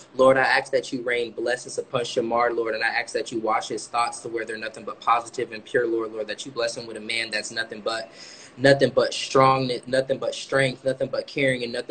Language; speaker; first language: English; native; English